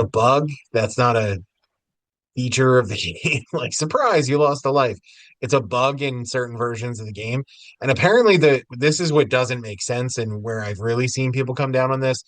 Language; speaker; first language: English; native; English